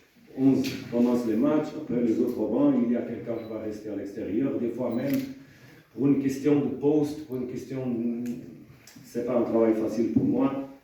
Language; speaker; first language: French; non-native, fluent; Portuguese